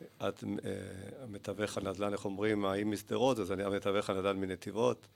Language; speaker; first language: Hebrew; early bilingual, other home language; Spanish